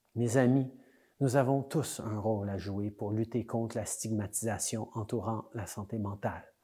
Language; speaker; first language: French; native; French